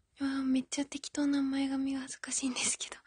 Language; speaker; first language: Japanese; native; Japanese